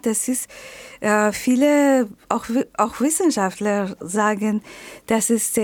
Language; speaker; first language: German; non-native, fluent; Persian